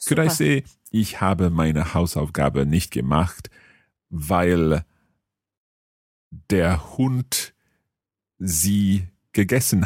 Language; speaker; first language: German; non-native, fluent; English